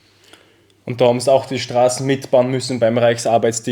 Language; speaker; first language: German; native; German